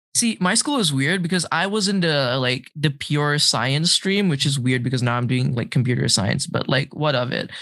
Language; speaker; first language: English; non-native, local second language; Malay